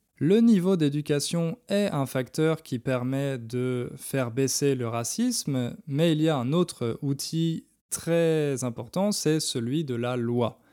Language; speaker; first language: French; native; French